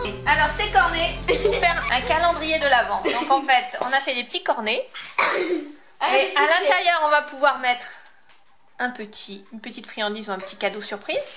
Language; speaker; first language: French; native; French